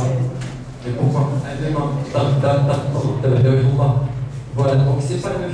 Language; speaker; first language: French; non-native, local second language; Arabic